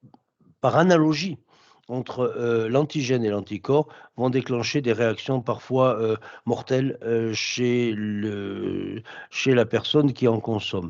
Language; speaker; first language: French; native; French